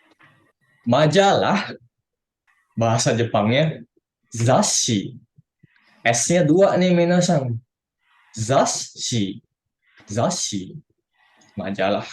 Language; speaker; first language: Indonesian; native; Indonesian